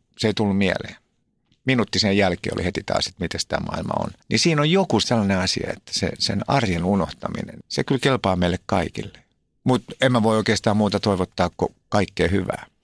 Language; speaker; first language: Finnish; native; Finnish